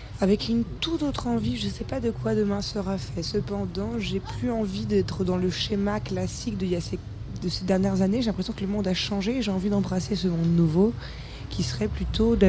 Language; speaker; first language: French; native; French